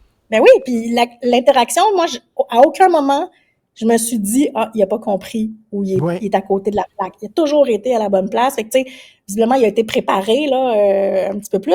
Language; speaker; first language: French; native; French